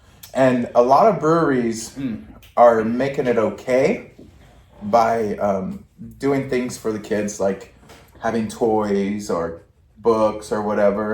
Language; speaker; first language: English; native; English